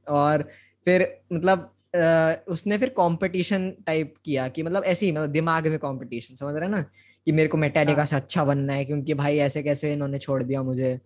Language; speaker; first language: Hindi; native; Hindi